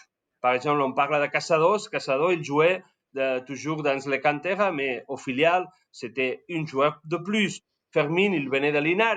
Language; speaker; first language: French; non-native, learner; Spanish